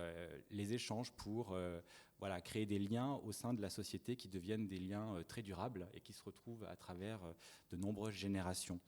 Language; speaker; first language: French; native; French